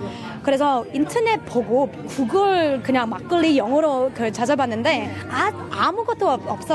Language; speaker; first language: Korean; non-native, fluent; English